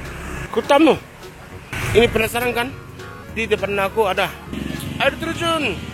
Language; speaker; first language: Indonesian; non-native, learner; Japanese